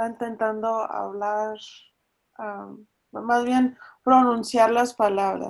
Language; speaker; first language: Spanish; early bilingual, heritage; Spanish